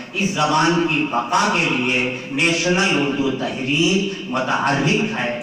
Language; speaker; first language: Urdu; native; Urdu